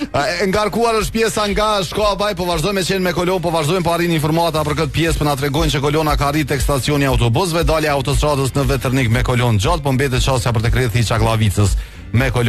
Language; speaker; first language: Albanian; native; Albanian